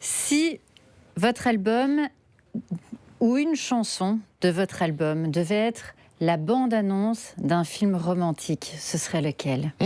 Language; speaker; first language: French; native; French